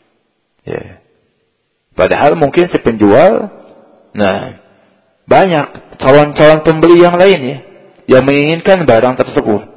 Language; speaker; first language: Indonesian; native; Indonesian